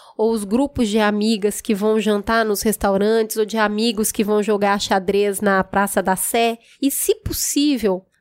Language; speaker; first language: Portuguese; native; Portuguese